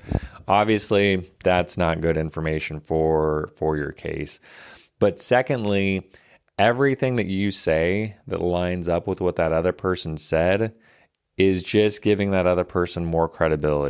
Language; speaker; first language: English; native; English